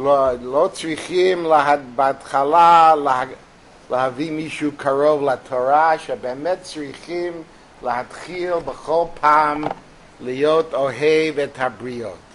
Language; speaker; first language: Hebrew; non-native, fluent; English